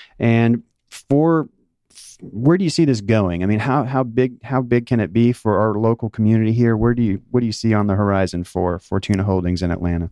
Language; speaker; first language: English; native; English